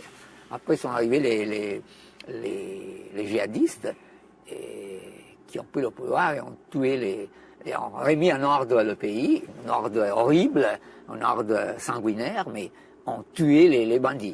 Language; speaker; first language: French; non-native, fluent; Italian